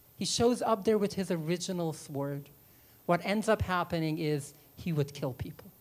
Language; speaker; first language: English; early bilingual, other home language; Yiddish